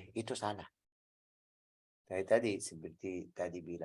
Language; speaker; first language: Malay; non-native, learner; Arabic